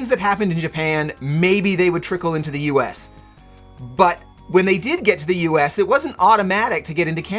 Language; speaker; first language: English; native; English